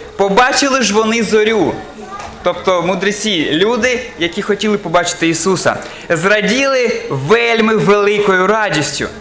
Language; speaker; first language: Ukrainian; non-native, local second language; Russian